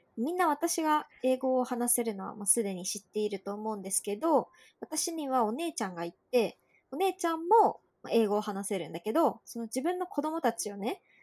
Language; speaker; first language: Japanese; native; Japanese